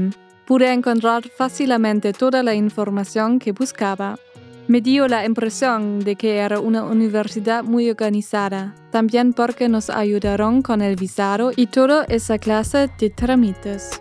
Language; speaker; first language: Spanish; non-native, fluent; German